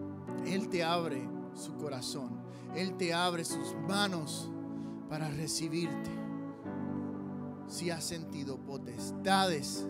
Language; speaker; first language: Spanish; native; Spanish